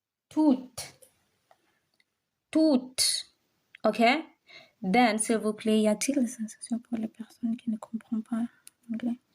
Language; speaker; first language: French; non-native, local second language; Swahili